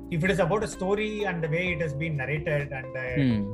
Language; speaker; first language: English; non-native, local second language; Tamil